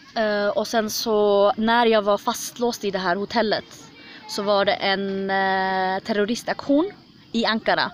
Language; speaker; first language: Swedish; early bilingual, other home language; Kurdish